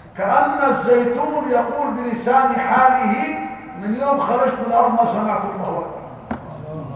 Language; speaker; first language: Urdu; non-native, learner; Arabic